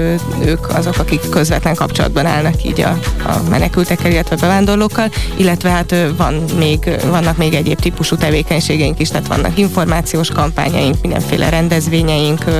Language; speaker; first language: Hungarian; native; Hungarian